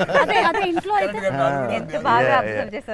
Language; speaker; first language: Telugu; non-native, learner; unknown